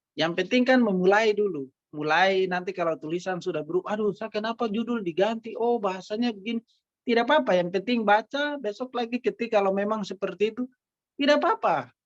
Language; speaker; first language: Indonesian; native; Indonesian